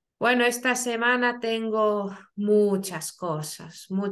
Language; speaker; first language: Spanish; non-native, fluent; Lithuanian